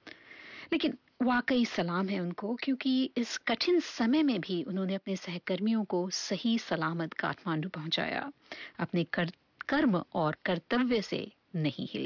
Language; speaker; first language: Hindi; native; Hindi